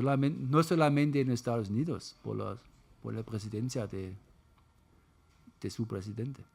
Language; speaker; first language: Spanish; non-native, fluent; German